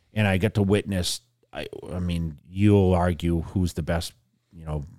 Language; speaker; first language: English; native; English